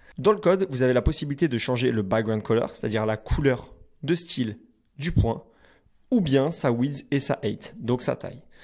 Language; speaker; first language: French; native; French